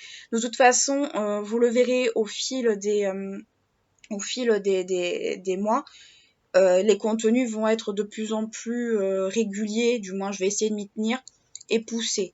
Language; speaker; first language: French; native; French